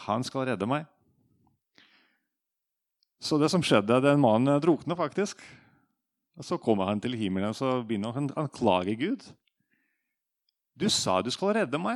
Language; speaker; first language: Norwegian; non-native, fluent; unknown